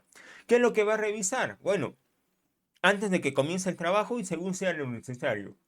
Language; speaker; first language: Spanish; native; Spanish